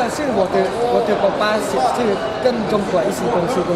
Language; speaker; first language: Chinese; non-native, learner; Lao